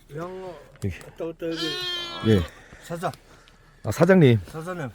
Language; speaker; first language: Korean; non-native, learner; Mongolian